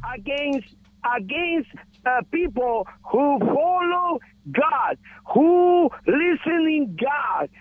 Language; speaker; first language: English; non-native, learner; Spanish